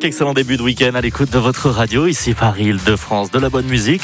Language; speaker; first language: French; native; French